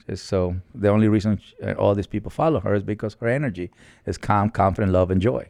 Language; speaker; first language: English; non-native, fluent; Spanish